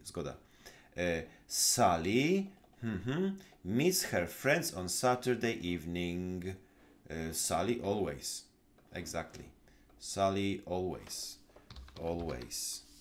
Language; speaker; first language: English; non-native, fluent; Polish